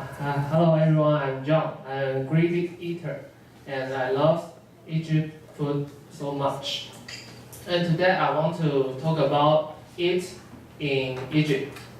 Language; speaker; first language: English; non-native, learner; Chinese